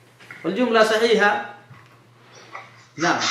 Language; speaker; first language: Arabic; non-native, fluent; Urdu